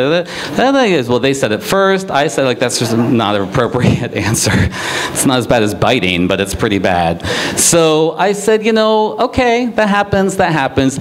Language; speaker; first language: English; native; English